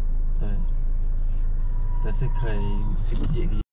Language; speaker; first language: Chinese; non-native, learner; Vietnamese